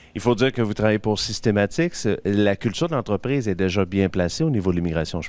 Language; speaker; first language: French; native; French